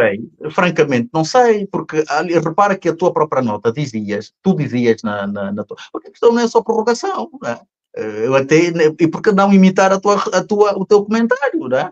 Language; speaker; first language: Portuguese; native; Portuguese